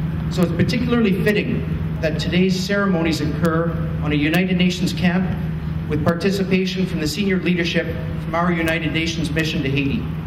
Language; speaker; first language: English; native; English